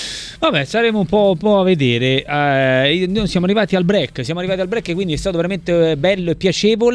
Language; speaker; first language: Italian; native; Italian